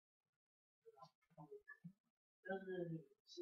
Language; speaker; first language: Chinese; native; Chinese